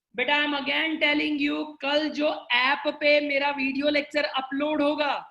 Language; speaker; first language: Hindi; non-native, local second language; Gujarati